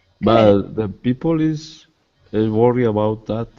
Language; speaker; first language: English; non-native, learner; Spanish